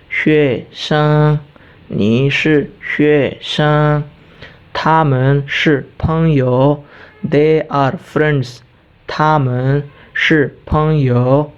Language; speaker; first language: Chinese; non-native, fluent; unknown